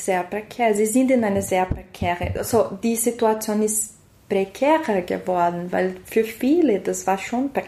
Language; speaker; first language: German; non-native, learner; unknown